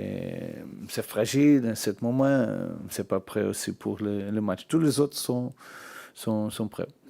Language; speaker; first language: French; non-native, learner; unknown